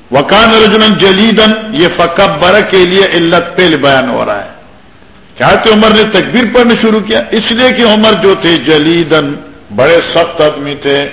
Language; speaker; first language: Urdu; non-native, local second language; Northern Hindko